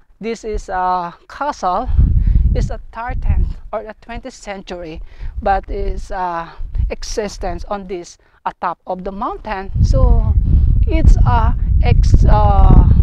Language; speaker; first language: English; non-native, learner; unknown